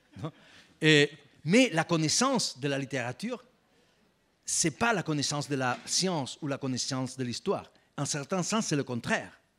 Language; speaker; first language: French; non-native, fluent; Spanish